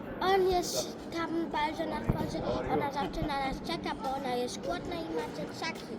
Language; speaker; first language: Polish; early bilingual, heritage; Polish